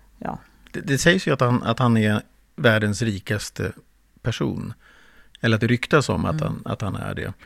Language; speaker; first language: Swedish; native; Swedish